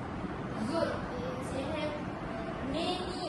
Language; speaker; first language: English; non-native, learner; Malay